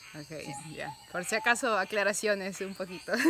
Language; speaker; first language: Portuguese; non-native, learner; Spanish